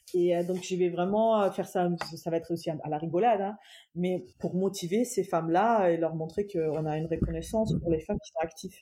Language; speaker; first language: French; non-native, fluent; German